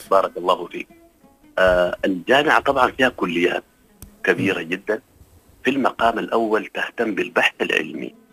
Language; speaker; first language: Arabic; native; Arabic